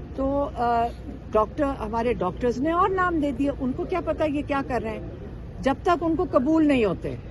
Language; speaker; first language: Urdu; native; Urdu